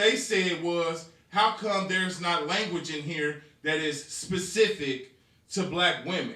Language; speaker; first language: English; native; English